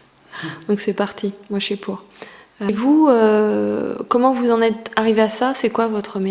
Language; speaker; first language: French; native; French